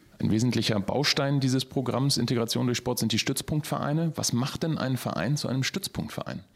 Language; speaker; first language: German; native; German